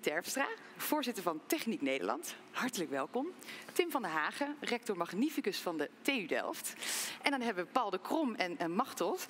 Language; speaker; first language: Dutch; native; Dutch